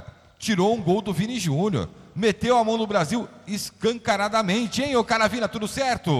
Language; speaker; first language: Portuguese; native; Portuguese